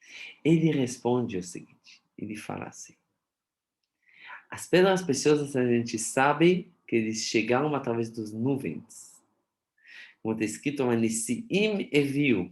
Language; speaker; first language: Portuguese; non-native, fluent; Hebrew